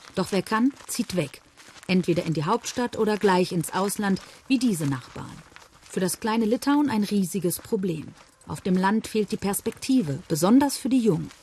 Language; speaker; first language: German; native; German